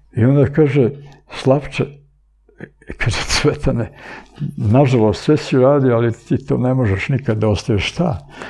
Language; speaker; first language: Serbian; early bilingual, other home language; Bulgarian